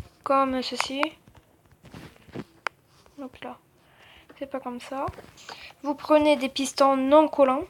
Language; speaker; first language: French; native; French